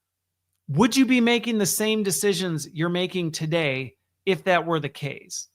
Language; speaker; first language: English; native; English